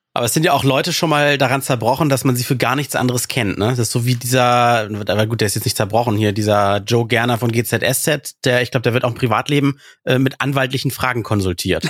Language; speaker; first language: German; early bilingual, other home language; Russian